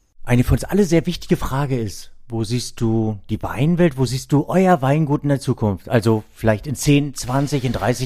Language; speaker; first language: German; native; German